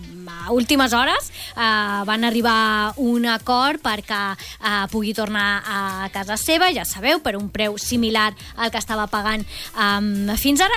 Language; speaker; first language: Catalan; native; Catalan